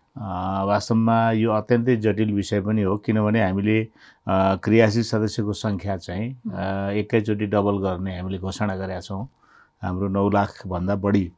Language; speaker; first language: Nepali; native; Nepali